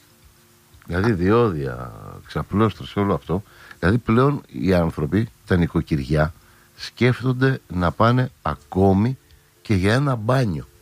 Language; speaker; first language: Greek; native; Greek